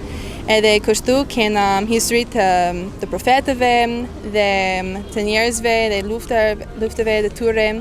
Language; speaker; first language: Albanian; non-native, fluent; English